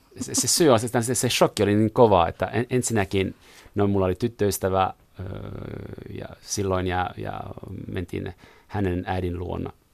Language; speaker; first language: Finnish; non-native, fluent; French